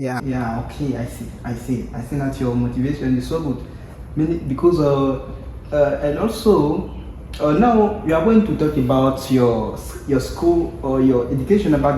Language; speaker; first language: English; non-native, learner; French